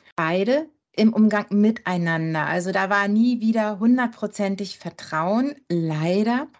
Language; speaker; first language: German; native; German